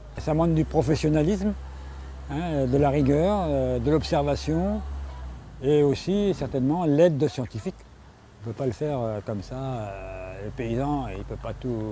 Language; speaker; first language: French; native; French